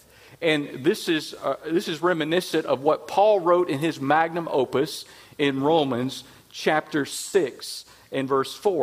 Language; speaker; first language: English; native; English